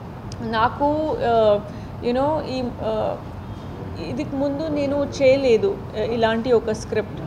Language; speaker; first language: Telugu; non-native, fluent; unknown